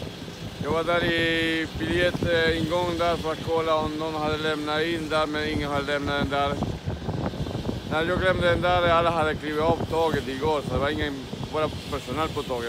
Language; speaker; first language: Swedish; non-native, learner; Spanish